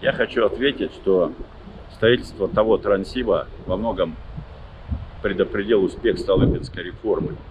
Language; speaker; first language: Russian; native; Russian